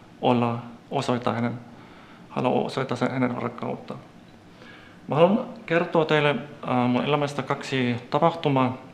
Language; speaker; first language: Finnish; non-native, fluent; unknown